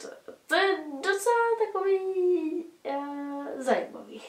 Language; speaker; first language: Czech; early bilingual, heritage; Czech